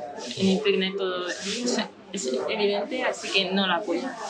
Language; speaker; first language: Spanish; non-native, fluent; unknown